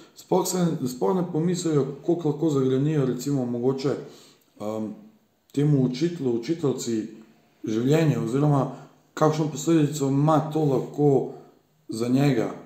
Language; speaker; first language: Slovenian; early bilingual, other home language; Bosnian